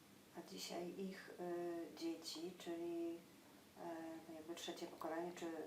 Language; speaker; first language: Polish; native; Polish